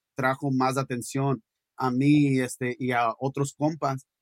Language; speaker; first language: Spanish; early bilingual, heritage; Spanish